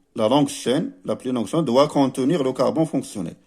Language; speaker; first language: French; non-native, local second language; Arabic